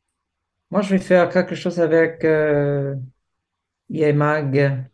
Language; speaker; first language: French; non-native, fluent; English